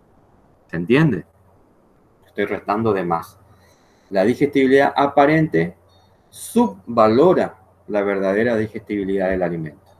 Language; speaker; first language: Spanish; native; Spanish